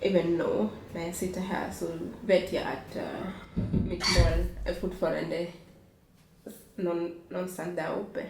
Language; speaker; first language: Swedish; non-native, fluent; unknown